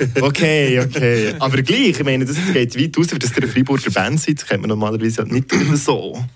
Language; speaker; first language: German; native; German